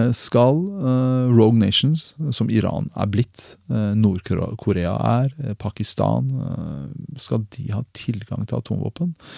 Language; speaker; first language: Norwegian; early bilingual, other home language; Persian